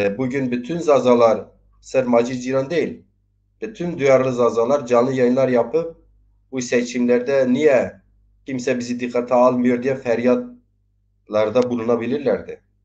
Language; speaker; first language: Turkish; non-native, local second language; Zaza